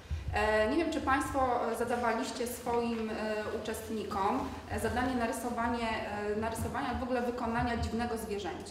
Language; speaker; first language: Polish; native; Polish